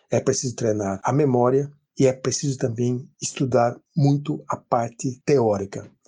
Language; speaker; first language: Portuguese; native; Portuguese